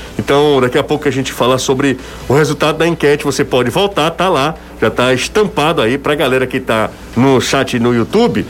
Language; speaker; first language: Portuguese; native; Portuguese